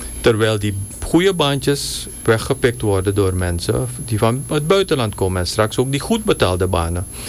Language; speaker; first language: Dutch; native; Dutch